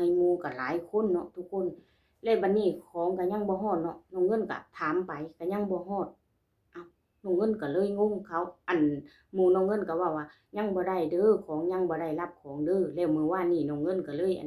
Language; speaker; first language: Thai; non-native, local second language; Lao